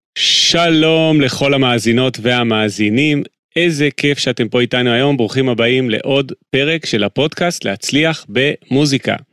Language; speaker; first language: Hebrew; native; Hebrew